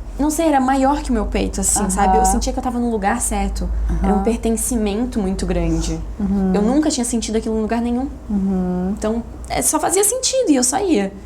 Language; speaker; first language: Portuguese; native; Portuguese